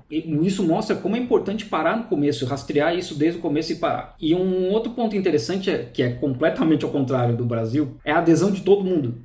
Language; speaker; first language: Portuguese; native; Portuguese